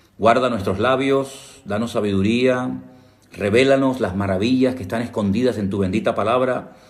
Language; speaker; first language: Spanish; native; Spanish